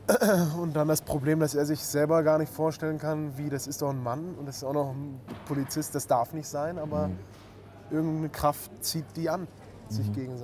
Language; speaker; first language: German; native; German